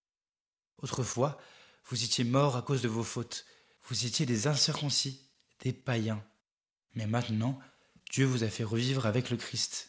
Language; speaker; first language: French; native; French